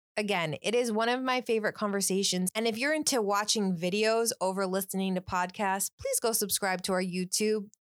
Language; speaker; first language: English; native; English